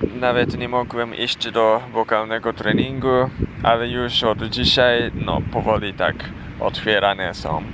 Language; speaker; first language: Polish; non-native, fluent; Japanese